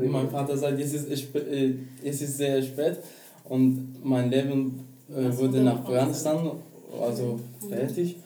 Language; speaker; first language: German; non-native, learner; Persian